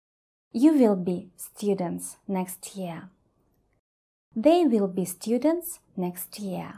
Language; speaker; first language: English; non-native, fluent; Russian